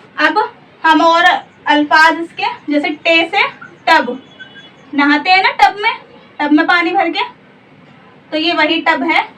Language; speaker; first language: Hindi; native; Hindi